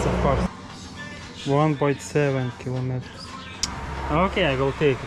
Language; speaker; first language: English; non-native, learner; Lithuanian